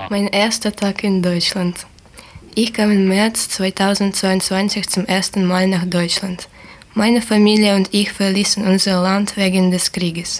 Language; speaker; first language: German; non-native, learner; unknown